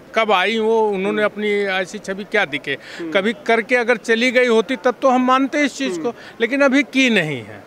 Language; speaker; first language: Hindi; native; Hindi